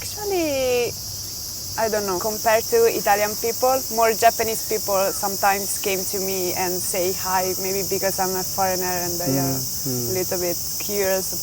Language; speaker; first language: English; non-native, fluent; Italian